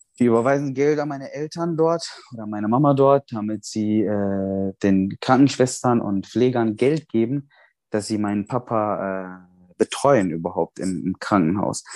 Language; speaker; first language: German; non-native, fluent; Arabic